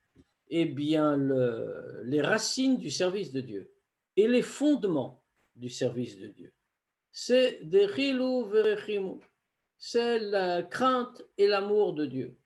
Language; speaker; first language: French; native; French